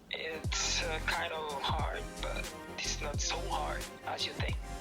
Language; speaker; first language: English; non-native, learner; Haitian Creole